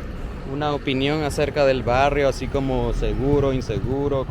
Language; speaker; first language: Spanish; early bilingual, heritage; Spanish